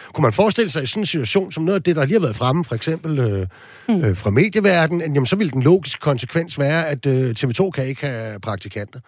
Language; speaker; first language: Danish; native; Danish